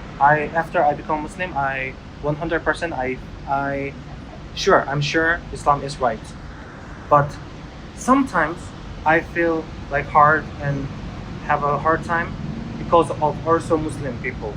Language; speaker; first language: English; non-native, learner; Korean